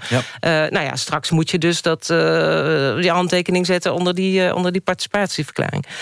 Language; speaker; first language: Dutch; native; Dutch